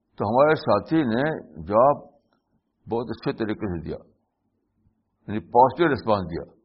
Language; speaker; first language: Urdu; native; Urdu